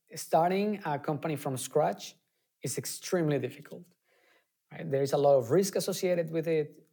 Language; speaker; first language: English; non-native, fluent; Spanish